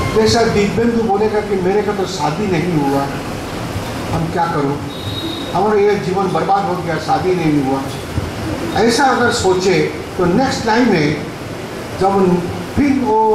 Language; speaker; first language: Hindi; non-native, local second language; Bangla